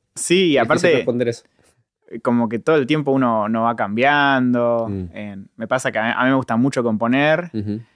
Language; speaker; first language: Spanish; native; Spanish